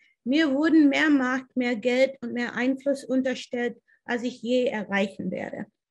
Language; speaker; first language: German; non-native, fluent; English